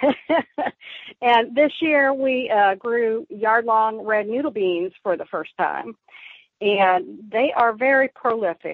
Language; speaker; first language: English; native; English